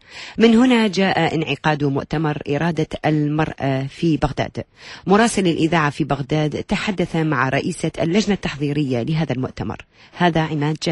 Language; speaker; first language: Arabic; native; Arabic